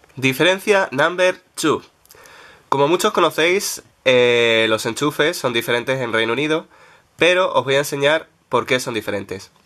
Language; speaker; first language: Spanish; native; Spanish